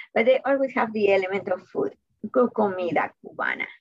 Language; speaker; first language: English; non-native, fluent; Spanish